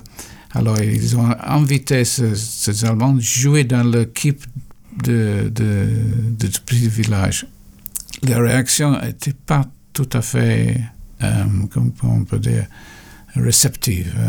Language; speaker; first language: French; non-native, fluent; English